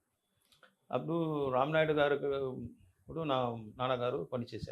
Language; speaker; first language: Telugu; non-native, learner; Tamil